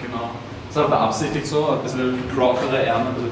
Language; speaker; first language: German; native; German